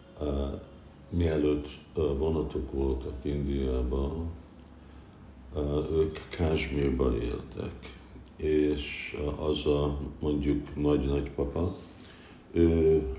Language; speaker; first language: Hungarian; early bilingual, heritage; Hungarian